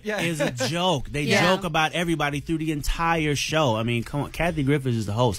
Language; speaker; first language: English; native; English